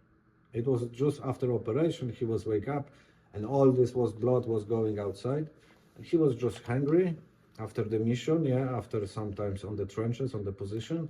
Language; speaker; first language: English; non-native, learner; Polish